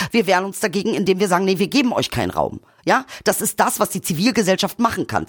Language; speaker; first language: German; early bilingual, other home language; Turkish